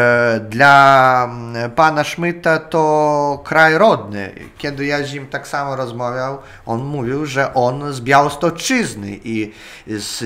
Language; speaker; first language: Polish; non-native, learner; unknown